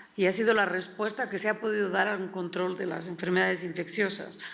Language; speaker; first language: Spanish; native; Spanish